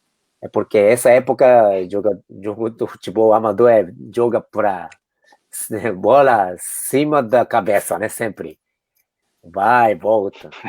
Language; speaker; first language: Portuguese; non-native, fluent; Japanese